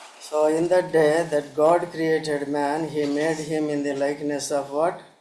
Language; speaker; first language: English; non-native, local second language; Telugu